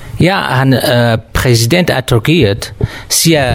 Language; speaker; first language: Danish; non-native, learner; Kurdish